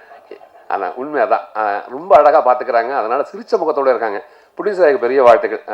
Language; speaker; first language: Tamil; native; Tamil